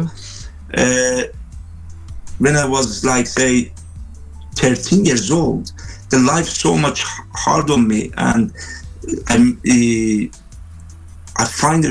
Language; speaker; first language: English; non-native, fluent; Persian